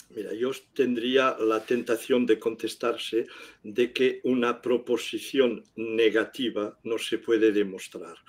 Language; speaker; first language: Spanish; non-native, local second language; Catalan